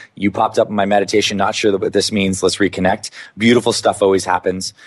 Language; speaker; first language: English; native; English